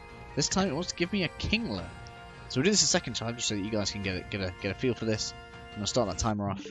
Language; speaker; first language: English; native; English